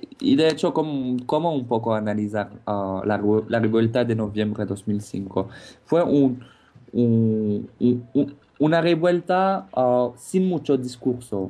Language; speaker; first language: Spanish; non-native, fluent; French